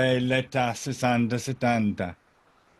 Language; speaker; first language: Italian; non-native, fluent; English